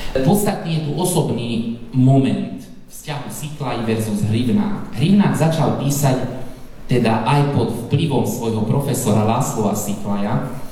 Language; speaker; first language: Slovak; early bilingual, heritage; Slovak